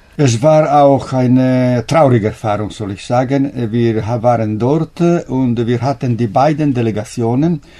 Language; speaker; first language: German; non-native, fluent; Italian